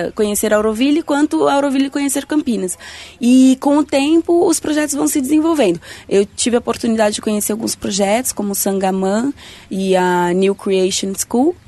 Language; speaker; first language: Portuguese; native; Portuguese